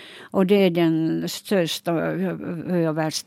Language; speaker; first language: Swedish; non-native, local second language; Finnish